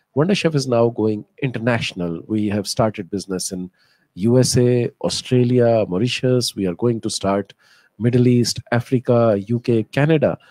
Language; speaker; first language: English; non-native, local second language; Hindi